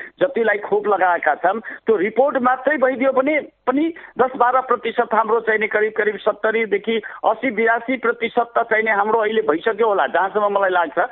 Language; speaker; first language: Nepali; non-native, local second language; Maithili